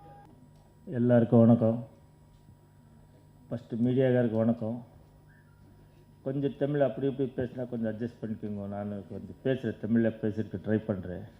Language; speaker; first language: Tamil; non-native, learner; Kannada